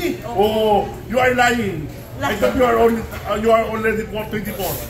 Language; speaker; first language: English; non-native, local second language; Filipino